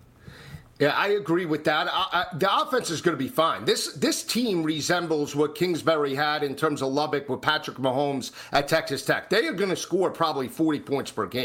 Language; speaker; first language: English; native; English